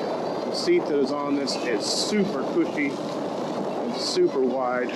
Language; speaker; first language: English; native; English